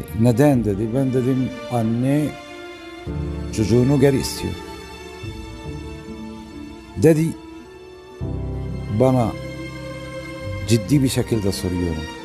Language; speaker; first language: Turkish; non-native, fluent; Arabic